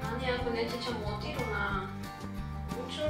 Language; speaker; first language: Korean; non-native, learner; Spanish